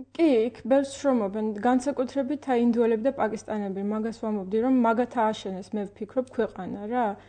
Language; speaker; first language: Georgian; early bilingual, heritage; Georgian